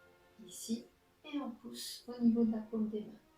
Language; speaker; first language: French; native; French